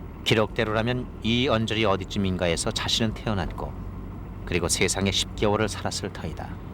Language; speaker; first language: Korean; native; Korean